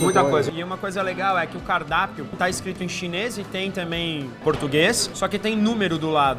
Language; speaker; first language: Portuguese; native; Portuguese